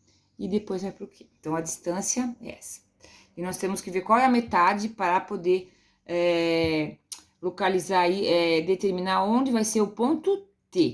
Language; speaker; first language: Portuguese; native; Portuguese